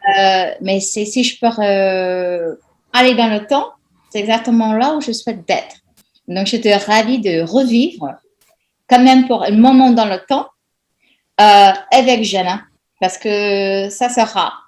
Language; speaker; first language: French; non-native, fluent; English